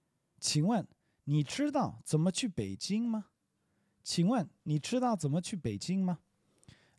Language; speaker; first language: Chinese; non-native, fluent; English